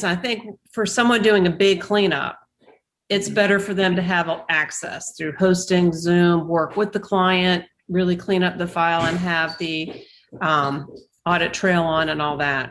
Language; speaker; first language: English; native; English